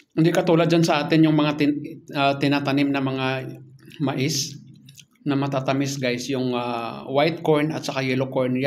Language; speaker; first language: Filipino; non-native, local second language; Cebuano